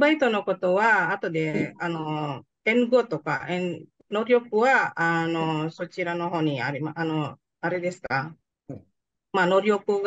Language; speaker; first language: Japanese; non-native, fluent; Indonesian